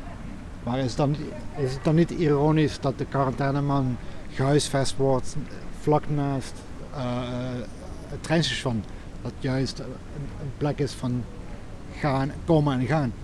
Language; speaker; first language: Dutch; native; Dutch